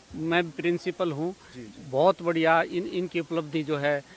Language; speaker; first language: Hindi; native; Hindi